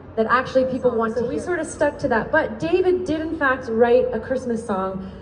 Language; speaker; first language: English; native; English